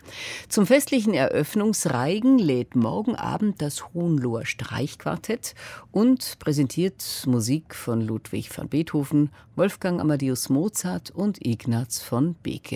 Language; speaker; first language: German; native; German